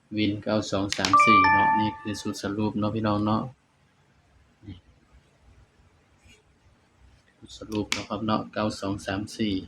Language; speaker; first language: Thai; non-native, local second language; Lao